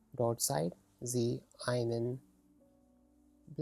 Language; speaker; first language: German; non-native, learner; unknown